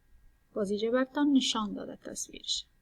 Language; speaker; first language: Persian; native; Persian